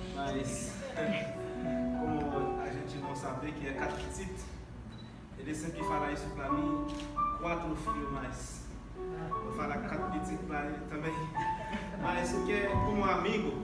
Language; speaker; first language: Portuguese; non-native, learner; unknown